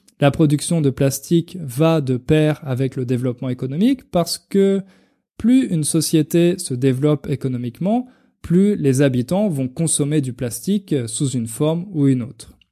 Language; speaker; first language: French; native; French